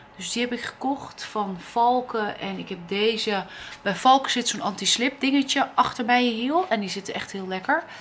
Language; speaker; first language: Dutch; native; Dutch